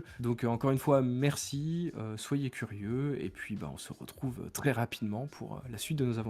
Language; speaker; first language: French; native; French